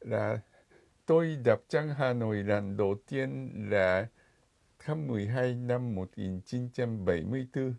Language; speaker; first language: Vietnamese; non-native, fluent; Japanese